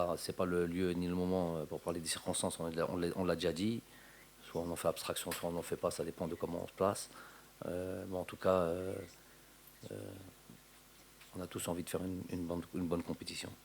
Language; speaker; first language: French; native; French